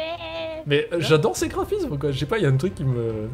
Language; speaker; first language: French; native; French